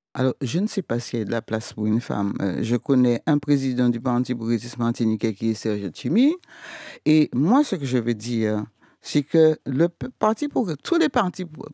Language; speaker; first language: French; native; French